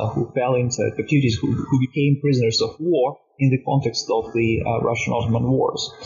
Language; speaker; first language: English; non-native, fluent; Romanian